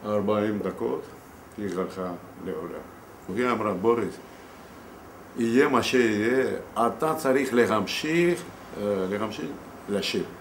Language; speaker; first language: Hebrew; non-native, learner; Russian